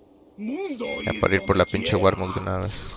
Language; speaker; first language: Spanish; native; Spanish